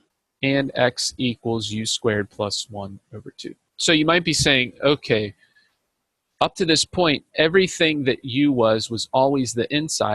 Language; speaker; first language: English; native; English